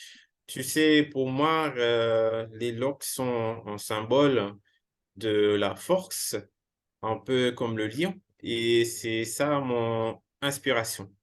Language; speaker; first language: French; non-native, fluent; English